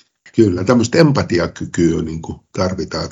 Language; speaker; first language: Finnish; native; Finnish